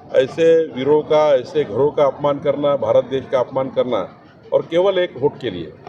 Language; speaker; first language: Hindi; non-native, local second language; Marathi